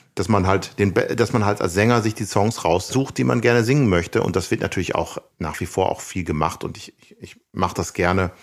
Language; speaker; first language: German; native; German